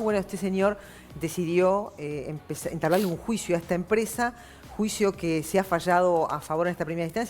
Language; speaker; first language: Spanish; native; Spanish